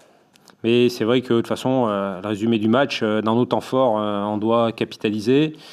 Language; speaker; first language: French; native; French